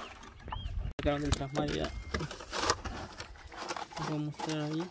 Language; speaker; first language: Spanish; native; Spanish